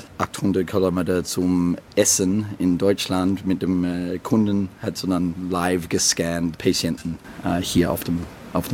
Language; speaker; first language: German; non-native, learner; English